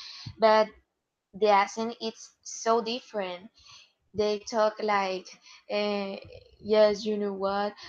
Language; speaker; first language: English; non-native, learner; Spanish